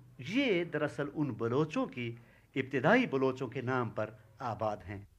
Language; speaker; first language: Urdu; non-native, local second language; Saraiki